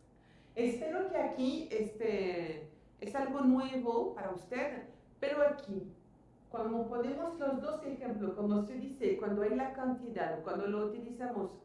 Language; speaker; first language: Spanish; non-native, fluent; French